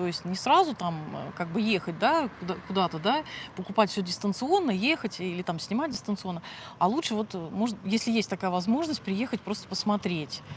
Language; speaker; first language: Russian; native; Russian